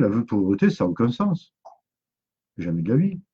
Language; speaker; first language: French; native; French